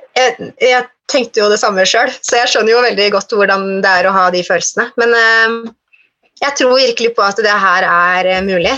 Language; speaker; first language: Norwegian; native; Norwegian